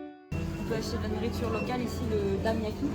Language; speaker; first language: French; native; French